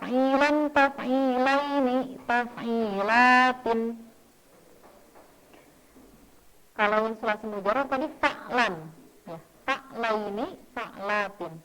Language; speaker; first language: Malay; non-native, local second language; Sundanese